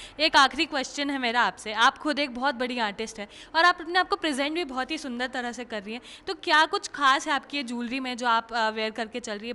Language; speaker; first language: Hindi; native; Hindi